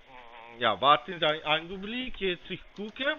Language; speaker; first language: German; non-native, fluent; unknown